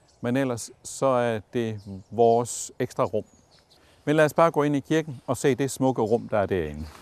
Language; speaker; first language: Danish; native; Danish